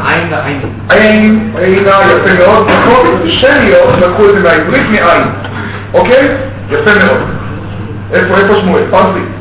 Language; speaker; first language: Hebrew; native; Hebrew